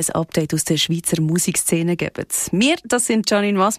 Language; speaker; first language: German; native; German